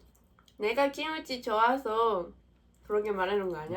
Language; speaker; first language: Korean; non-native, fluent; Japanese